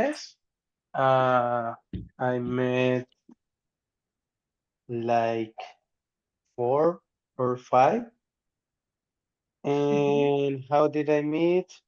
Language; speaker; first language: English; non-native, learner; Spanish